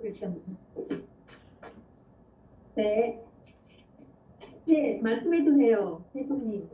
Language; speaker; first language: Korean; non-native, fluent; Vietnamese